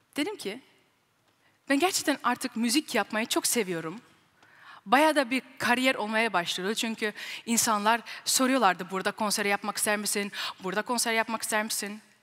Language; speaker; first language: Turkish; early bilingual, heritage; Turkish